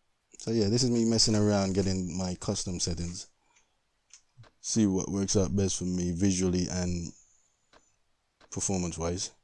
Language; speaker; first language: English; native; English